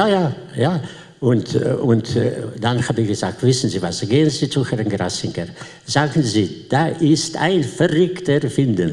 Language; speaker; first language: German; non-native, learner; Slovenian